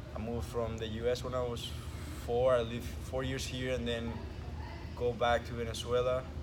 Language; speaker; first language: English; early bilingual, other home language; Spanish